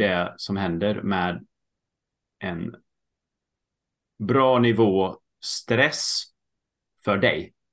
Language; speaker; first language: Swedish; early bilingual, heritage; Swedish